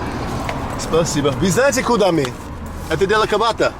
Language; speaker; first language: Russian; non-native, learner; English